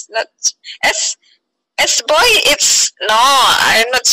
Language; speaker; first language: English; non-native, learner; Indonesian